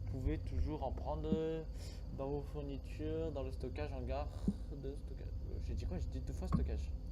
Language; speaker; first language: French; native; French